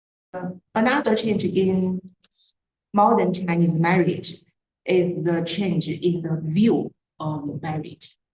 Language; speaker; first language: English; non-native, learner; Chinese